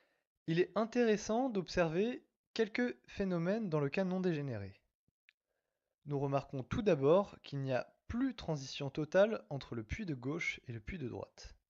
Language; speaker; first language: French; native; French